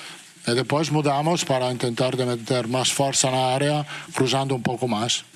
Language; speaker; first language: Portuguese; non-native, learner; Italian